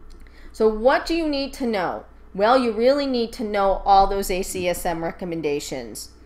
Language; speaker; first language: English; native; English